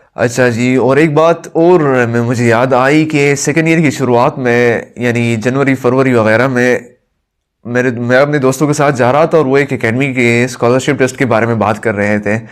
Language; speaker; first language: Urdu; non-native, local second language; Pashto